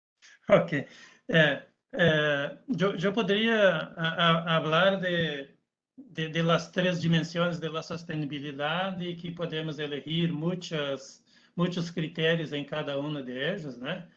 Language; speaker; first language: Spanish; non-native, learner; Portuguese